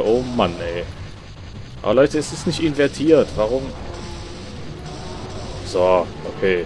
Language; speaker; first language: German; native; German